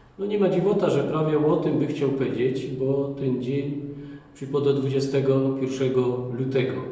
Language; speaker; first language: Polish; native; Polish